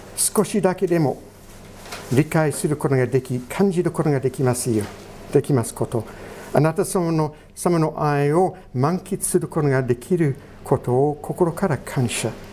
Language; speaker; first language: Japanese; non-native, fluent; English